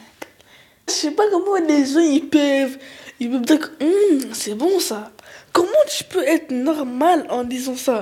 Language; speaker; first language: French; early bilingual, other home language; Arabic